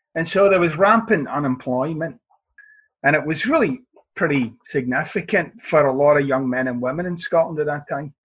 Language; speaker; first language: English; native; English